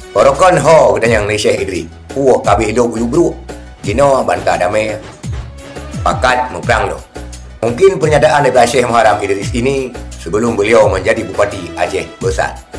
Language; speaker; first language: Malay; non-native, local second language; Achinese